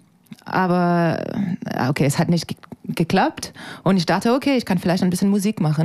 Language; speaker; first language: German; non-native, fluent; French